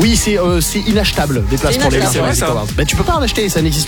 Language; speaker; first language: French; native; French